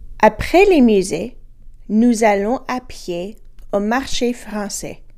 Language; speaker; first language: French; non-native, fluent; English